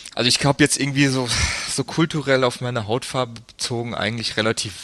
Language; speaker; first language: German; native; German